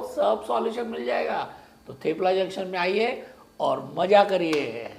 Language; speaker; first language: Hindi; non-native, local second language; Marathi